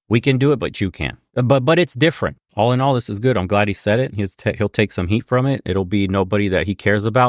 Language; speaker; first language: English; native; English